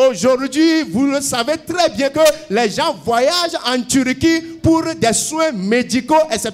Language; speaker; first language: French; non-native, local second language; Ewe